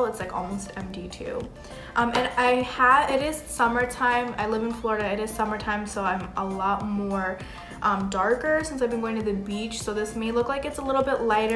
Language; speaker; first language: English; native; English